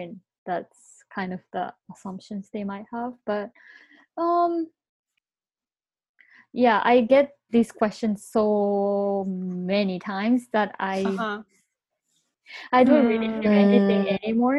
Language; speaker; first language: English; non-native, fluent; Japanese